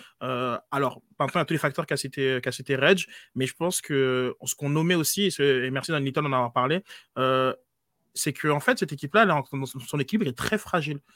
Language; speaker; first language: French; native; French